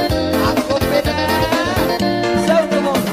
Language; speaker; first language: Indonesian; non-native, local second language; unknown